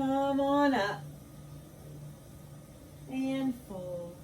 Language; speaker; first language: English; native; English